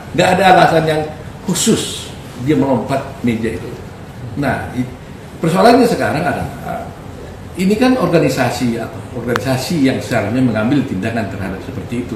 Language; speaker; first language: Indonesian; native; Indonesian